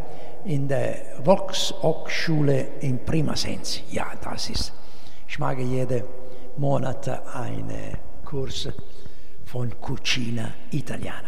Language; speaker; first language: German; non-native, learner; Italian